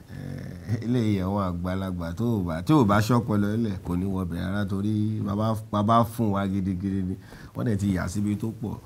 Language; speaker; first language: Yoruba; native; Yoruba